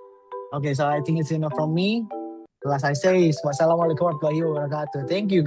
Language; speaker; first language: English; non-native, learner; Indonesian